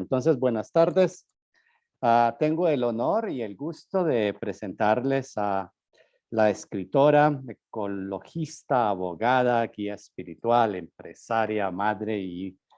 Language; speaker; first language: Spanish; native; Spanish